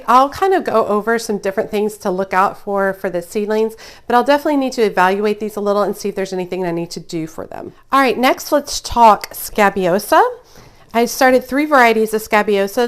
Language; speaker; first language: English; native; English